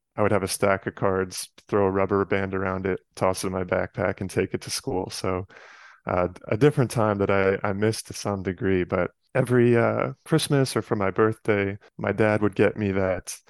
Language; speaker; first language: English; native; English